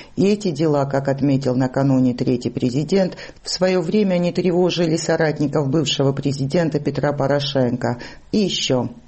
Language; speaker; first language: Russian; non-native, local second language; Georgian